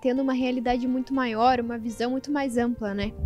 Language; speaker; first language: Portuguese; native; Portuguese